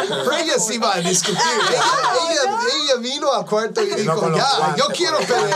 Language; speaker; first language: Spanish; non-native, fluent; English